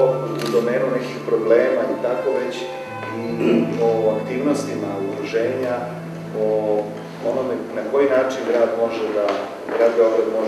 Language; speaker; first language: Bosnian; native; Bosnian